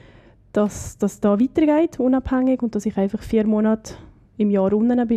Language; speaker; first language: German; native; German